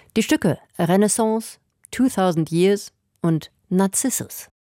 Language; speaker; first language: German; native; German